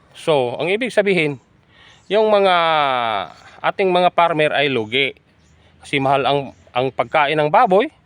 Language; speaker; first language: Filipino; non-native, local second language; Hiligaynon